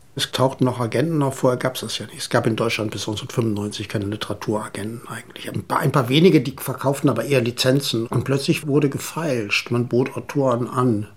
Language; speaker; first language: German; native; German